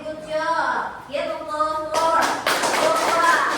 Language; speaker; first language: English; non-native, learner; Indonesian